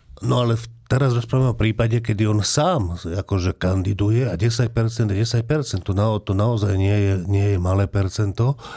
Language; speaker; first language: Slovak; native; Slovak